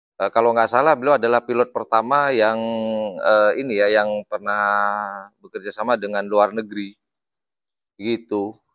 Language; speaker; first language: Indonesian; non-native, local second language; Madurese